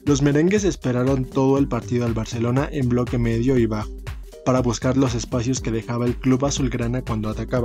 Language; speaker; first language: Spanish; native; Spanish